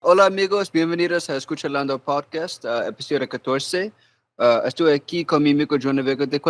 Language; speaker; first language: Spanish; non-native, learner; English